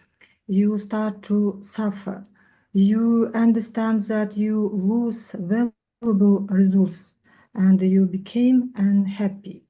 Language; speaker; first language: English; non-native, learner; Russian